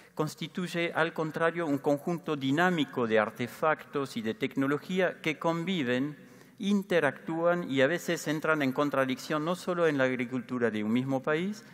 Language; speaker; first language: Spanish; non-native, fluent; French